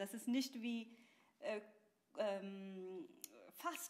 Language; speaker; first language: German; non-native, fluent; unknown